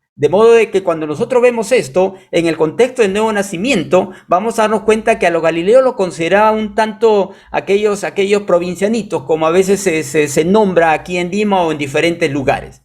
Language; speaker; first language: Spanish; native; Spanish